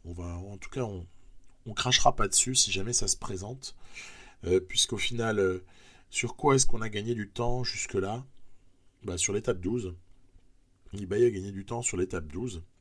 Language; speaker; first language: French; native; French